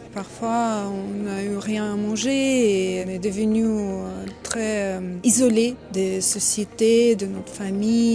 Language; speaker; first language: French; non-native, fluent; Russian